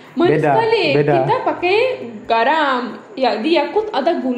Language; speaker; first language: Indonesian; non-native, learner; Turkish